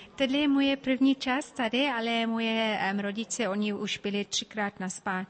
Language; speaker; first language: Czech; early bilingual, heritage; English